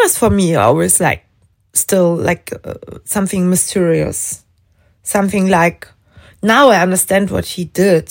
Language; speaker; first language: English; non-native, fluent; German